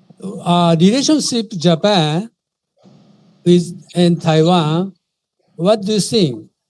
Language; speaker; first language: English; non-native, fluent; Japanese